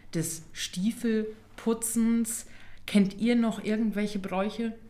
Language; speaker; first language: German; native; German